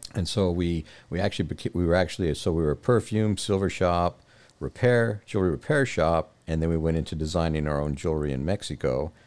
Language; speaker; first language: English; native; English